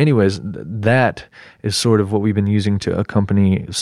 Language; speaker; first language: English; native; English